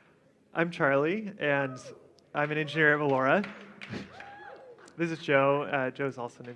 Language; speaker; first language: English; native; English